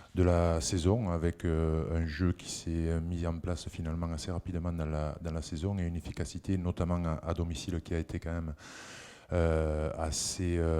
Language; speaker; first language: French; native; French